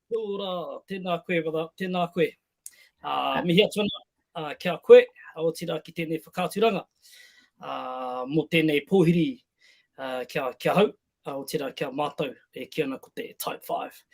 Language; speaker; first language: Māori; non-native, local second language; English